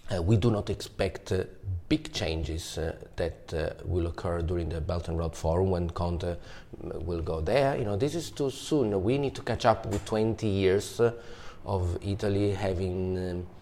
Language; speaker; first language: English; non-native, fluent; Italian